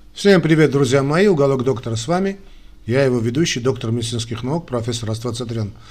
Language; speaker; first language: Russian; non-native, local second language; Armenian